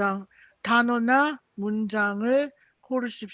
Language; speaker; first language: Korean; non-native, learner; Filipino